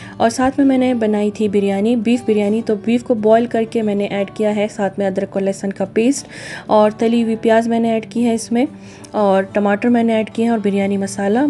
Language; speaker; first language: Urdu; native; Urdu